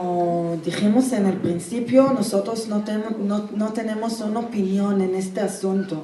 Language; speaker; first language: Spanish; non-native, fluent; Hebrew